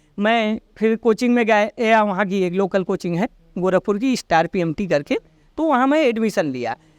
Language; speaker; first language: Hindi; native; Hindi